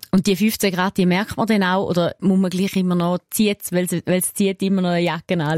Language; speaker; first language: German; native; German